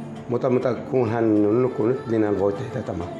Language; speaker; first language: Finnish; non-native, learner; Turkish